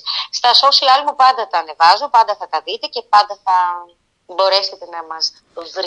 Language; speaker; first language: Greek; native; Greek